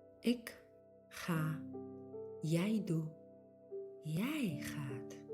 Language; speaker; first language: Dutch; non-native, fluent; Ukrainian